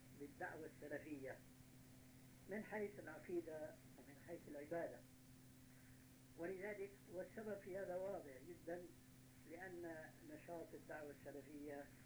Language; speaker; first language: Arabic; native; Arabic